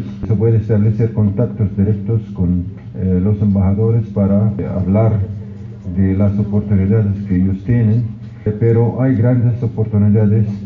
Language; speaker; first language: Spanish; non-native, fluent; Arabic